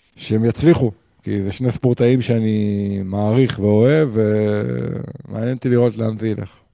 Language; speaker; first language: Hebrew; native; Hebrew